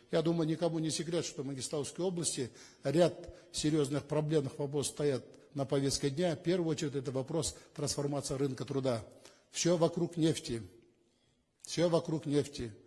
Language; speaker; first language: Russian; non-native, local second language; Kazakh